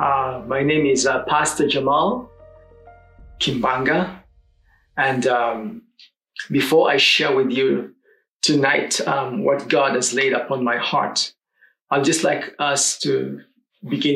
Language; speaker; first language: English; non-native, local second language; Swahili